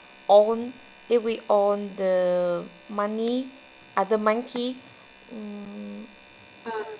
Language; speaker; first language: English; non-native, learner; Vietnamese